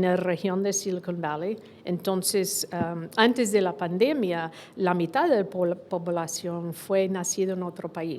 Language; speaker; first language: Spanish; non-native, fluent; English